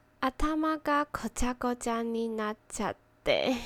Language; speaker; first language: Japanese; non-native, learner; Chinese